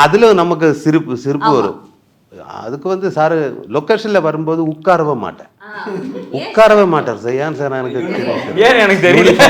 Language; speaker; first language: Tamil; non-native, learner; Malayalam